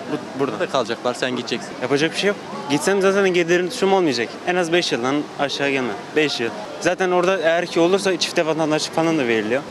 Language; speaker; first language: Turkish; native; Turkish